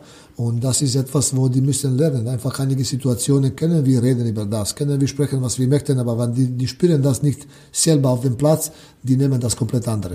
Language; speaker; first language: German; non-native, learner; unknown